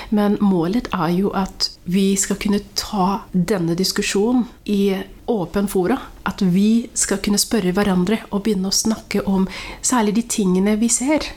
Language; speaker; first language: Norwegian; early bilingual, other home language; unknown